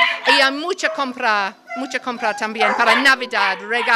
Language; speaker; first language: Spanish; non-native, learner; English